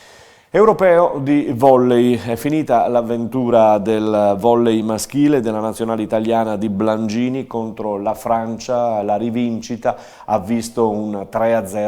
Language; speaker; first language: Italian; native; Italian